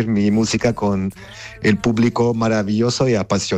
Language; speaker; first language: Spanish; non-native, fluent; Armenian